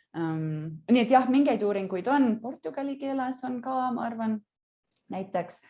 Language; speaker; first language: Estonian; early bilingual, heritage; Estonian